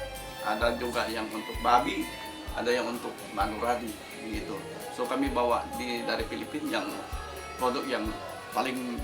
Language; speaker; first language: Indonesian; non-native, fluent; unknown